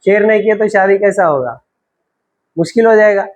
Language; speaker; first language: Hindi; non-native, local second language; Telugu